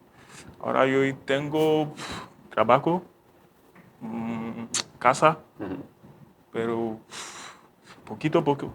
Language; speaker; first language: Spanish; non-native, learner; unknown